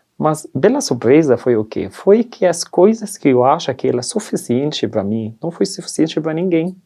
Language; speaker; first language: Portuguese; non-native, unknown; Arabic